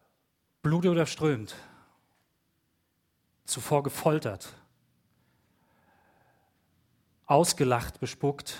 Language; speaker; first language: German; native; German